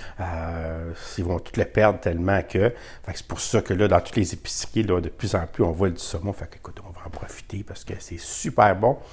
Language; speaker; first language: French; native; French